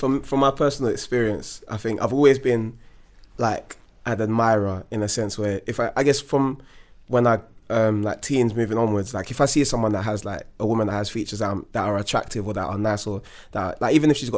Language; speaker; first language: English; native; English